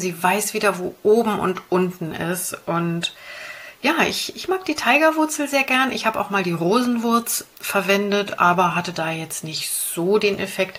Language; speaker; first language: German; native; German